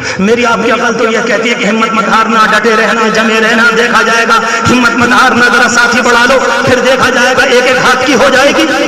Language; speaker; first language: Urdu; native; Urdu